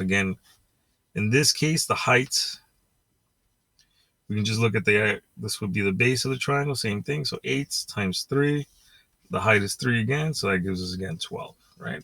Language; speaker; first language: English; native; English